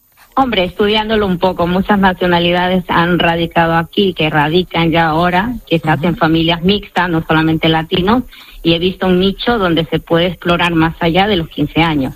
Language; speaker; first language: Spanish; native; Spanish